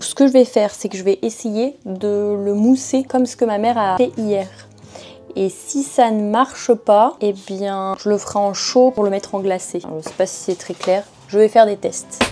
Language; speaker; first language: French; native; French